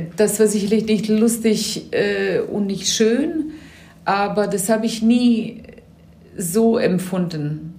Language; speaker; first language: German; non-native, fluent; Serbian